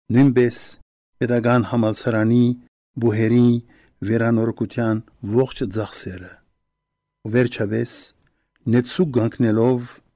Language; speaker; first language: Armenian; early bilingual, heritage; Armenian